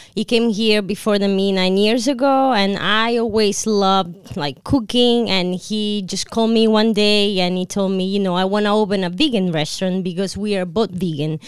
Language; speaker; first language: English; non-native, fluent; Italian